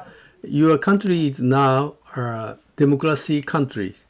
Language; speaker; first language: English; non-native, learner; Japanese